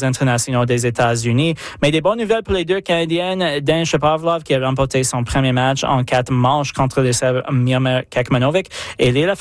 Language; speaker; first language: French; native; French